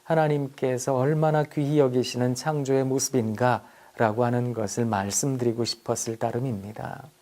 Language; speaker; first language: Korean; native; Korean